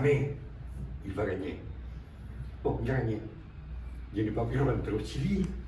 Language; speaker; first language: French; non-native, fluent; Spanish